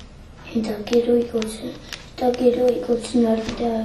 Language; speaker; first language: Basque; non-native, local second language; French